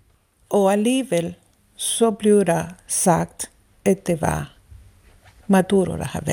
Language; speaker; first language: Danish; non-native, fluent; Spanish